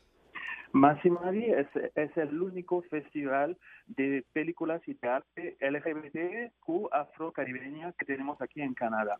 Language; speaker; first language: Spanish; non-native, fluent; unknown